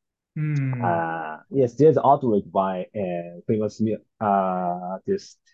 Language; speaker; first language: English; non-native, learner; Japanese